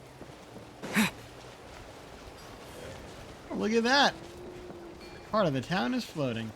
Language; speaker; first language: English; native; English